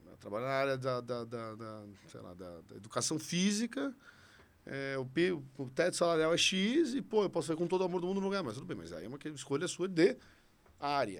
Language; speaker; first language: Portuguese; native; Portuguese